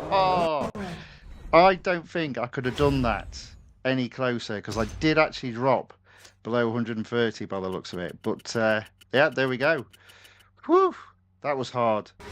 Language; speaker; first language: English; native; English